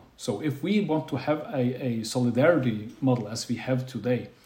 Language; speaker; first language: English; non-native, fluent; Faroese